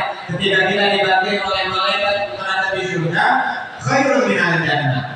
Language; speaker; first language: Indonesian; native; Indonesian